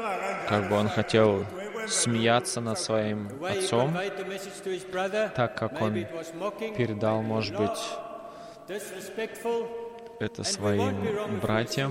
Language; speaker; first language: Russian; non-native, fluent; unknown